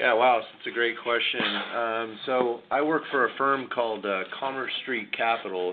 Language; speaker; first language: English; native; English